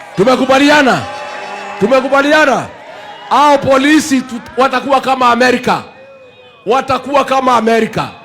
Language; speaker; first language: Swahili; non-native, local second language; Kikuyu